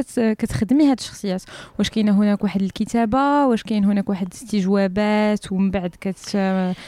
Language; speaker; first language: Arabic; native; Arabic